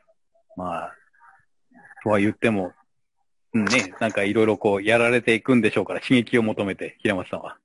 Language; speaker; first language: Japanese; native; Japanese